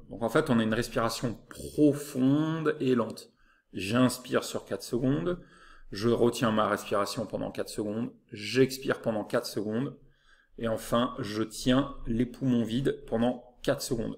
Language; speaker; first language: French; native; French